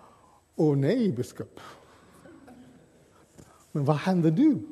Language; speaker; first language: Swedish; non-native, fluent; English